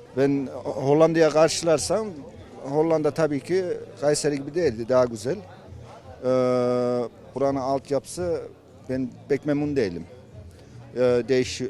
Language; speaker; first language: Turkish; early bilingual, heritage; Turkish